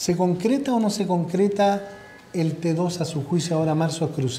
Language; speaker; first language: Spanish; native; Spanish